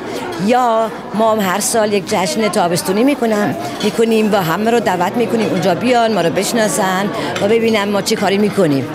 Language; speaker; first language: Persian; early bilingual, heritage; Persian